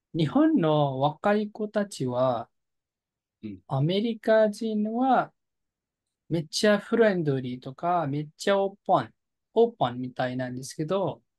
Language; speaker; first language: Japanese; non-native, fluent; Nepali